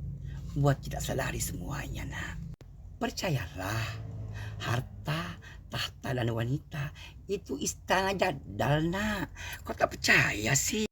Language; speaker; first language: Indonesian; non-native, local second language; Buginese